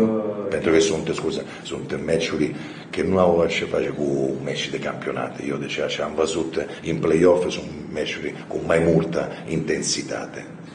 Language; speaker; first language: Romanian; non-native, fluent; Italian